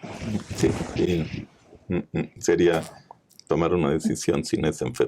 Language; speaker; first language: Spanish; native; Spanish